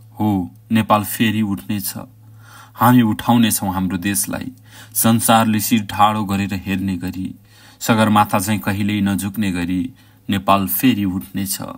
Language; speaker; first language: Nepali; native; Nepali